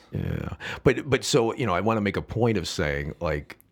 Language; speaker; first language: English; native; English